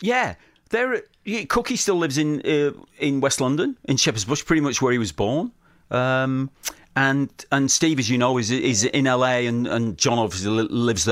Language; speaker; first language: English; native; English